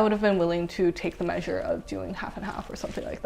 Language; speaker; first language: English; native; English